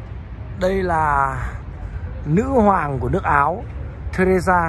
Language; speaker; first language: Vietnamese; native; Vietnamese